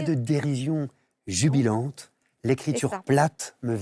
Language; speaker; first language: French; native; French